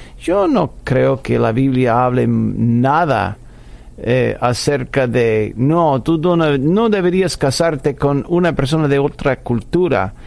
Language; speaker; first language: Spanish; non-native, fluent; English